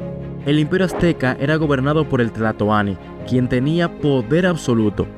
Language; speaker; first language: Spanish; native; Spanish